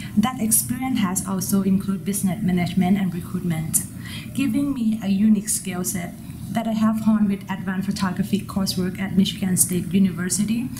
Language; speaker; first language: English; non-native, fluent; Thai